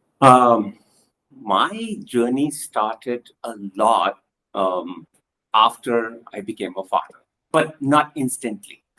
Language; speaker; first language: English; non-native, local second language; Punjabi